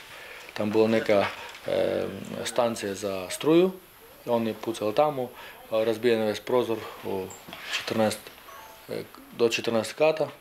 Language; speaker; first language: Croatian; non-native, learner; Ukrainian